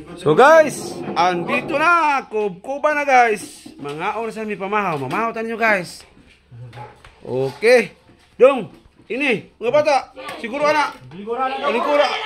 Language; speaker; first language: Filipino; non-native, local second language; Cebuano